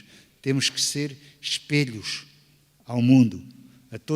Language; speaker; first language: Portuguese; native; Portuguese